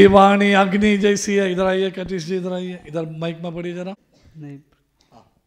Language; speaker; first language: Hindi; non-native, local second language; Malayalam